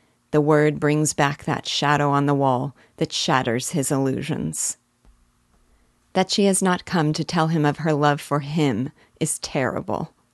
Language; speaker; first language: English; native; English